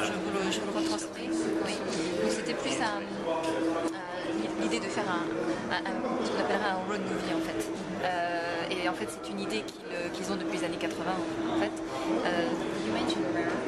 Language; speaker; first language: French; native; French